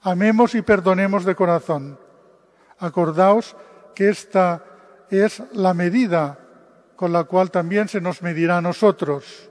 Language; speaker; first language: Spanish; non-native, local second language; Catalan